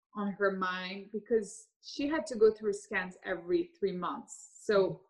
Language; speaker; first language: English; early bilingual, other home language; French